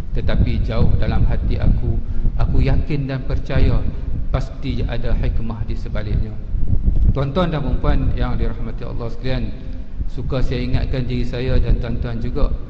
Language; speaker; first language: Malay; native; Malay